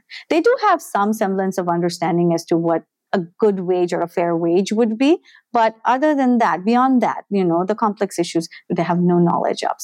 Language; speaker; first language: English; non-native, local second language; Bangla